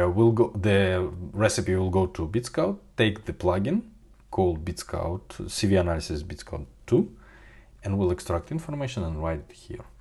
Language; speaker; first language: English; non-native, fluent; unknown